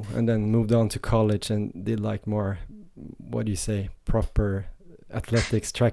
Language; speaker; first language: English; non-native, fluent; Swedish